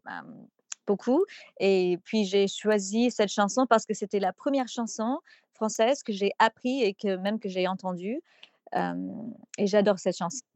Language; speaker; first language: French; non-native, fluent; English